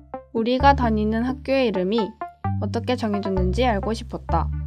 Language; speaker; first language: Korean; native; Korean